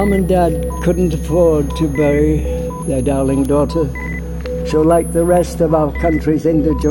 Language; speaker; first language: English; native; English